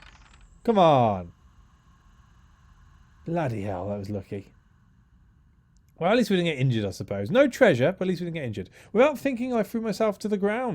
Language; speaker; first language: English; native; English